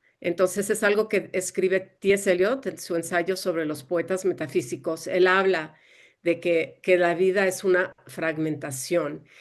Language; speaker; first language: Spanish; early bilingual, other home language; English